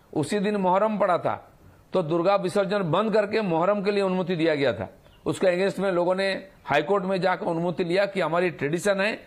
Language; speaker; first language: Hindi; non-native, local second language; Bangla